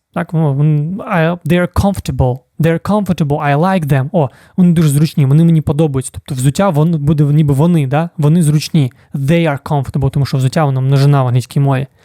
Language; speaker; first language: Ukrainian; native; Ukrainian